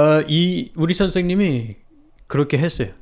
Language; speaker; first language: Korean; non-native, fluent; French